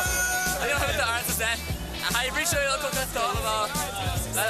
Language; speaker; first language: Hebrew; non-native, learner; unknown